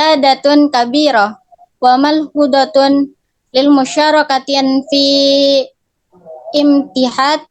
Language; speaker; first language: Arabic; non-native, learner; Indonesian